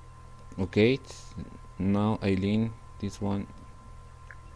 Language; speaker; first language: English; non-native, fluent; Spanish